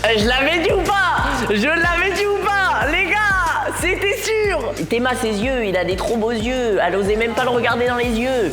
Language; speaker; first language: French; native; French